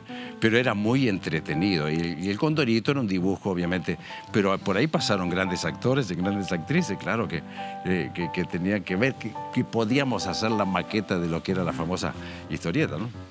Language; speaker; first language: Spanish; native; Spanish